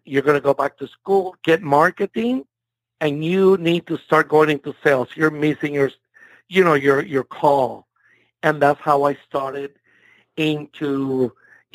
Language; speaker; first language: English; non-native, fluent; Spanish